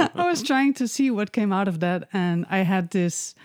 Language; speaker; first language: English; non-native, fluent; Dutch